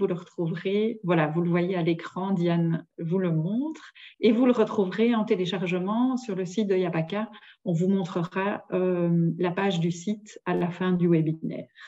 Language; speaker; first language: French; native; French